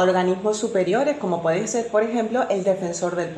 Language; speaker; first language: Spanish; native; Spanish